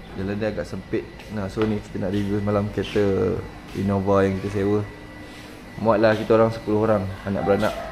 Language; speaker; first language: Malay; native; Malay